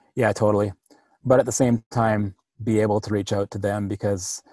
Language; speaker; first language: English; native; English